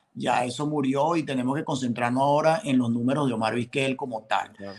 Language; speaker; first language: Spanish; native; Spanish